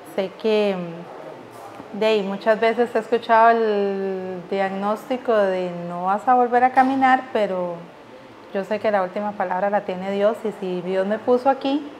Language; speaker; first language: Spanish; native; Spanish